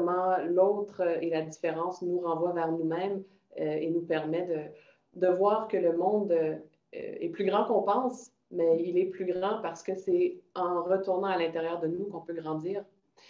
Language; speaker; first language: French; native; French